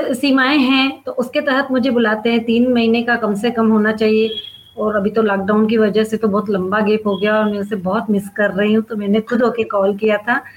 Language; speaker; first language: Hindi; non-native, local second language; Sindhi